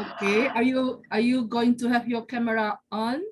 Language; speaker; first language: English; non-native, fluent; Indonesian